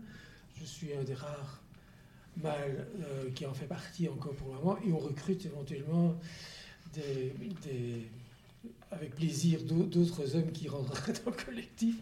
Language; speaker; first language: French; native; French